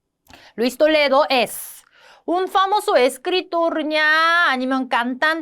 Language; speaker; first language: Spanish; non-native, fluent; Korean